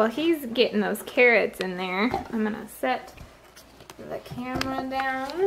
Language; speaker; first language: English; native; English